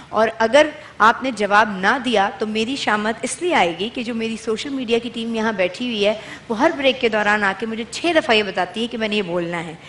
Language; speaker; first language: Urdu; native; Urdu